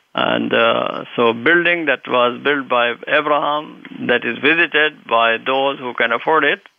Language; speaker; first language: English; non-native, local second language; Urdu